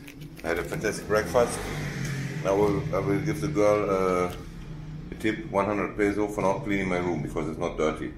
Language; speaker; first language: English; non-native, fluent; German